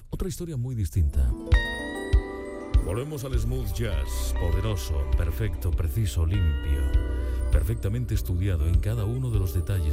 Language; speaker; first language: Spanish; native; Spanish